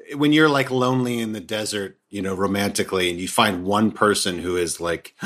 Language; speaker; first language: English; native; English